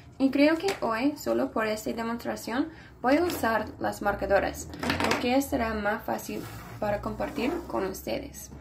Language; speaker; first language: Spanish; non-native, fluent; English